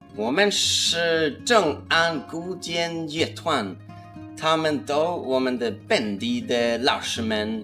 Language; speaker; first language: Chinese; non-native, learner; Swedish